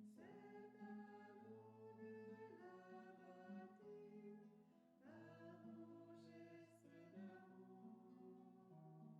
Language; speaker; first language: French; native; French